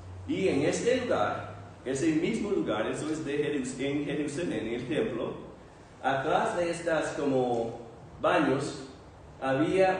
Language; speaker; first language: Spanish; non-native, fluent; English